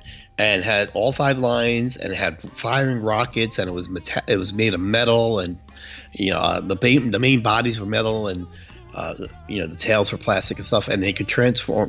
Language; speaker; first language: English; native; English